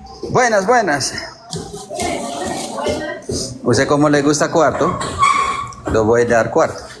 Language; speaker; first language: Spanish; non-native, fluent; Indonesian